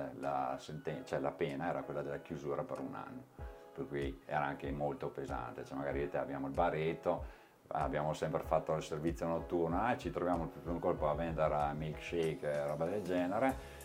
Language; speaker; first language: Italian; native; Italian